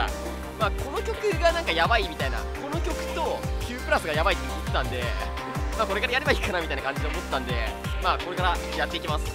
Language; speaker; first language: Japanese; native; Japanese